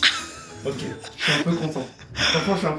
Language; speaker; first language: French; native; French